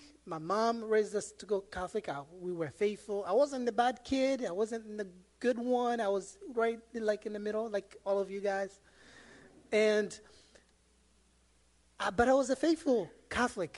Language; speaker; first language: English; non-native, local second language; Kinyarwanda